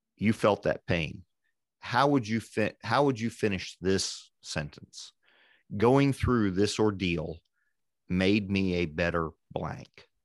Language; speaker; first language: English; native; English